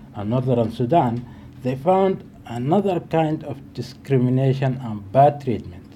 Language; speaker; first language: English; non-native, fluent; Arabic